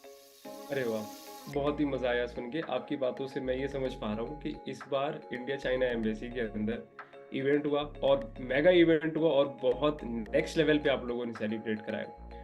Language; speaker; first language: Hindi; native; Hindi